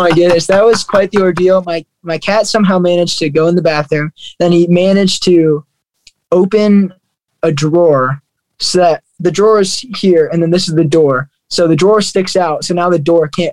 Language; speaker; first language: English; native; English